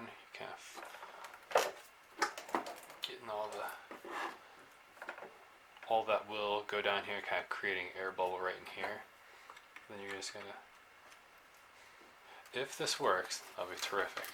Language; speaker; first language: English; native; English